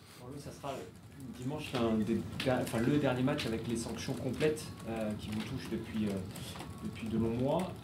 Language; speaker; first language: French; native; French